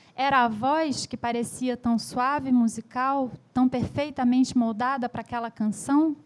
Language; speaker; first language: Portuguese; early bilingual, other home language; Spanish